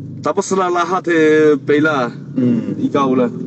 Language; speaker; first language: Filipino; non-native, learner; Chinese